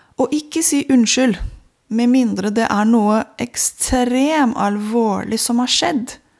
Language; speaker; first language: Norwegian; non-native, fluent; Romanian